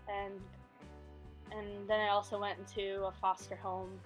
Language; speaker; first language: English; native; English